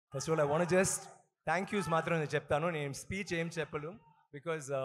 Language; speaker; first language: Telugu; non-native, local second language; Tamil